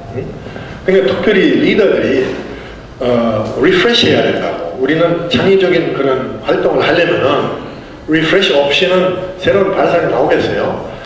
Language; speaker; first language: Korean; native; Korean